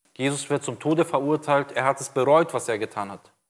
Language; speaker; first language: German; non-native, fluent; Portuguese